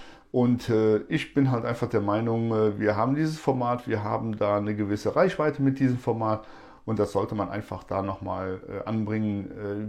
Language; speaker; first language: German; native; German